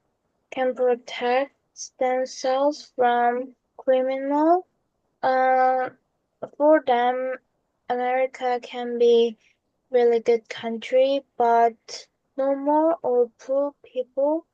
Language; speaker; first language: English; non-native, learner; Korean